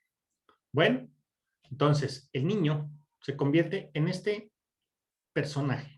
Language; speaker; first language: Spanish; native; Spanish